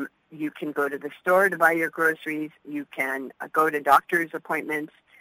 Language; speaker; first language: English; early bilingual, other home language; Spanish